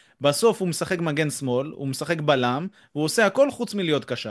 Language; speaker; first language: Hebrew; native; Hebrew